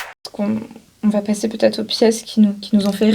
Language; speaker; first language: French; native; French